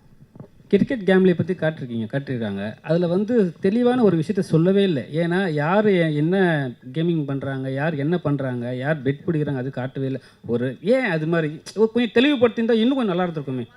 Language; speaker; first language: Tamil; native; Tamil